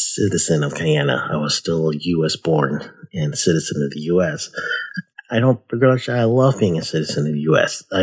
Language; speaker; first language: English; native; English